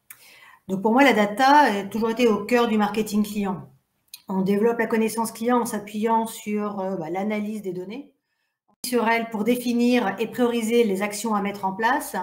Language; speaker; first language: French; native; French